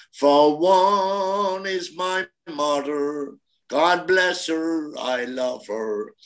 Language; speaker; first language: English; native; English